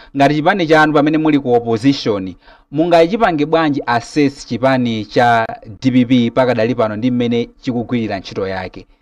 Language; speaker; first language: Nyanja; native; Nyanja